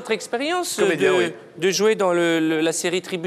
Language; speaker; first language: French; native; French